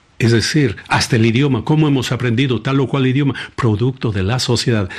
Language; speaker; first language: Spanish; native; Spanish